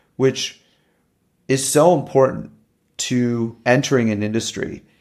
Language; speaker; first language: English; native; English